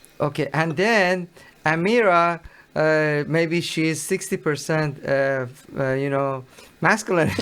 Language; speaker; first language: English; non-native, learner; Persian